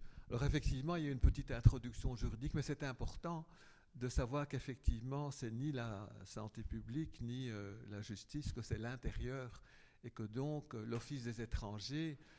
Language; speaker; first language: French; native; French